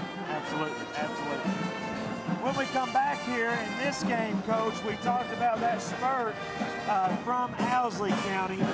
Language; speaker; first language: English; native; English